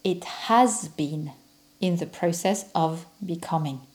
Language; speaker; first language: English; non-native, fluent; French